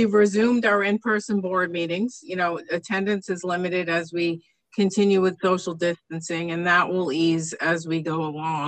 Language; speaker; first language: English; native; English